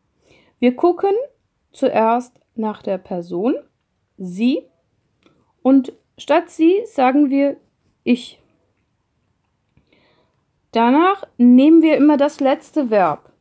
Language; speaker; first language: German; non-native, fluent; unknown